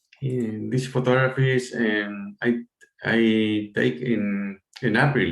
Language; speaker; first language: English; non-native, learner; Spanish